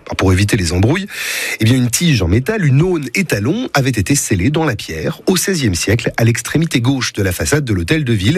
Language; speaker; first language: French; native; French